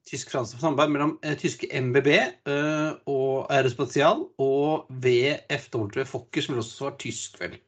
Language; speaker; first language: Norwegian; native; Norwegian